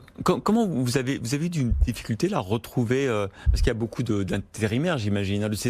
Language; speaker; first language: French; native; French